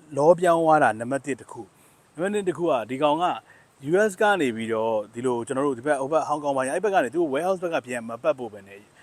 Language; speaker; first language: Burmese; native; Burmese